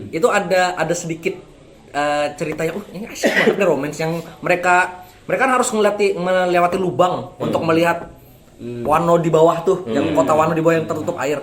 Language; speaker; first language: Indonesian; native; Indonesian